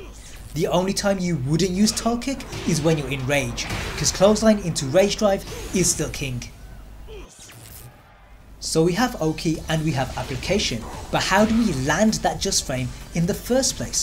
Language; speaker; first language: English; native; English